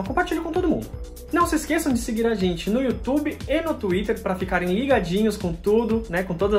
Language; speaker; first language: Portuguese; native; Portuguese